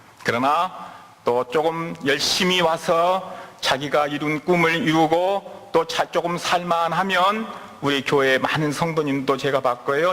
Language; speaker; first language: Korean; native; Korean